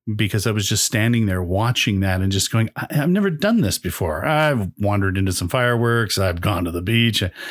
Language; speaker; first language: English; native; English